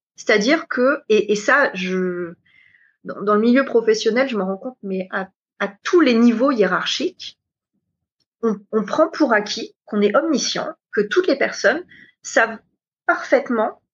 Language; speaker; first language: French; native; French